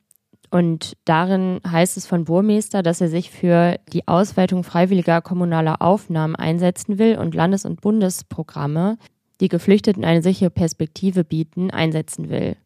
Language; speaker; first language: German; native; German